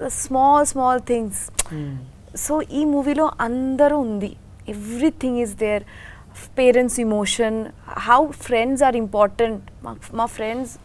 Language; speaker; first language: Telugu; non-native, learner; Bangla